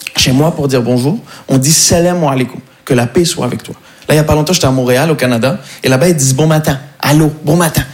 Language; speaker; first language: French; non-native, local second language; Arabic